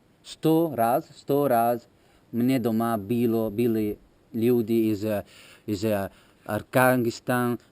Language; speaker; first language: Russian; non-native, learner; Italian